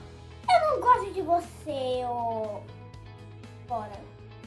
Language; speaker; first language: Portuguese; native; Portuguese